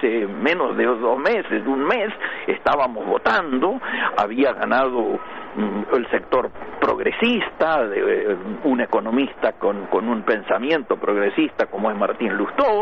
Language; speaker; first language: Spanish; native; Spanish